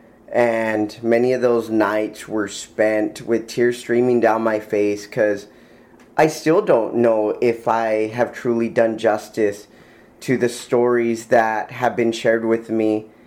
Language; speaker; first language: English; early bilingual, other home language; Spanish